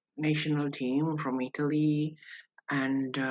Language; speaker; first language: English; non-native, learner; Italian